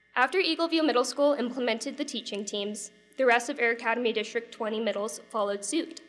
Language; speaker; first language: English; native; English